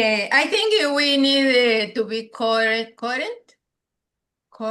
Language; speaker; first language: English; non-native, learner; Spanish